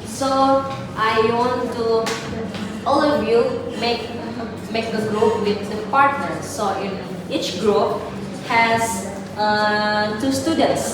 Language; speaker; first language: English; non-native, learner; Indonesian